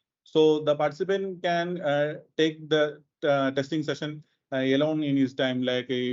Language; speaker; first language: English; non-native, local second language; Malayalam